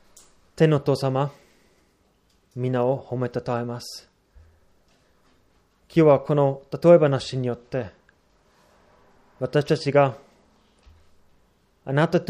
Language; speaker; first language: Japanese; non-native, fluent; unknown